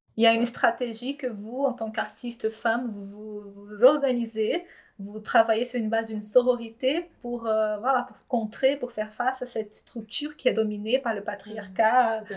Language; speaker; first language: French; non-native, fluent; Portuguese